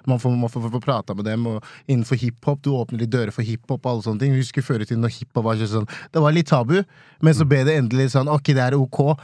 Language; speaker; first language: Norwegian; non-native, fluent; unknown